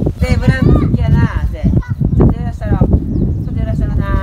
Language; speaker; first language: Japanese; native; Japanese